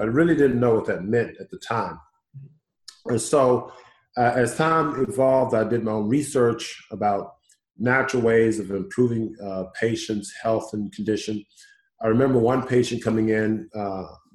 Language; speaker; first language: English; native; English